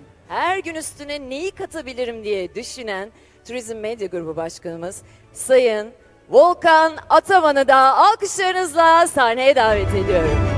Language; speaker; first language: Turkish; native; Turkish